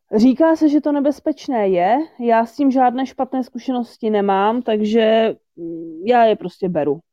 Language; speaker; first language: Czech; native; Czech